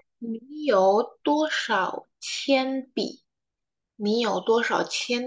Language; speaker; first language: Chinese; non-native, learner; Indonesian